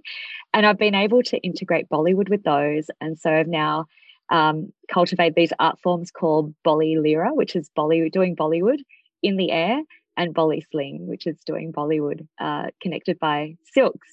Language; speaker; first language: English; native; English